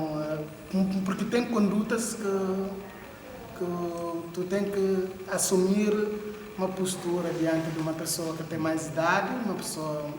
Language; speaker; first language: Portuguese; non-native, local second language; Upper Guinea Crioulo